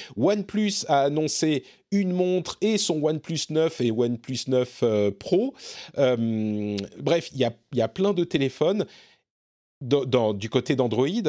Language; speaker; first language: French; native; French